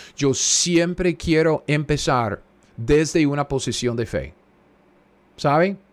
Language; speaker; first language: Spanish; non-native, fluent; English